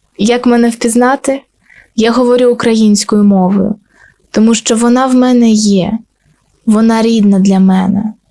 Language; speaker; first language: Ukrainian; non-native, local second language; Russian